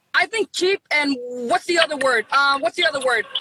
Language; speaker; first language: English; early bilingual, other home language; Vietnamese